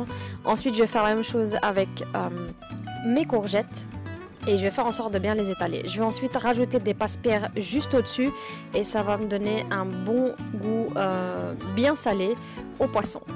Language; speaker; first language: French; native; French